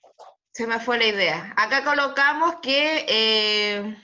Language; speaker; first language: Spanish; native; Spanish